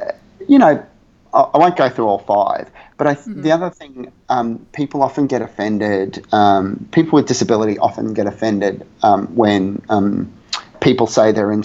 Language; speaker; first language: English; native; English